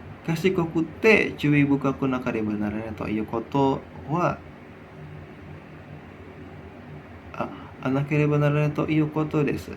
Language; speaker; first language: Japanese; non-native, learner; Indonesian